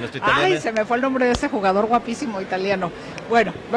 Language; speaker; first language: Spanish; native; Spanish